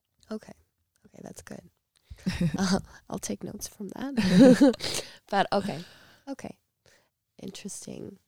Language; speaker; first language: English; non-native, fluent; Icelandic